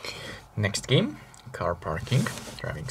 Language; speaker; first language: English; non-native, learner; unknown